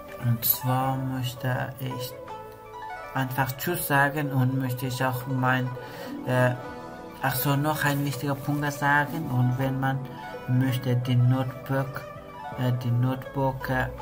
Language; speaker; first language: German; non-native, learner; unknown